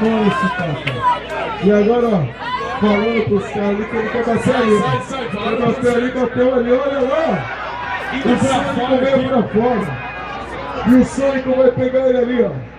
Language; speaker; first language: Portuguese; native; Portuguese